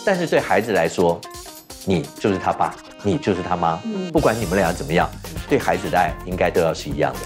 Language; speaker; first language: Chinese; native; Chinese